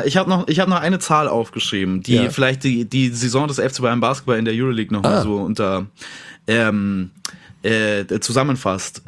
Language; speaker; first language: German; native; German